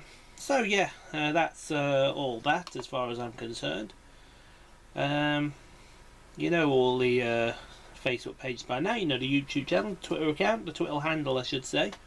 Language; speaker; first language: English; native; English